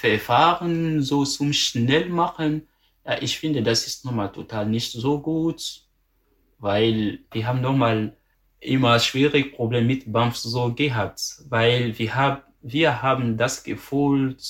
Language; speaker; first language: German; non-native, learner; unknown